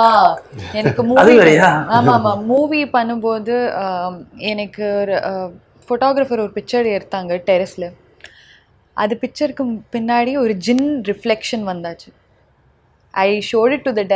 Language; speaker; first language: Tamil; non-native, learner; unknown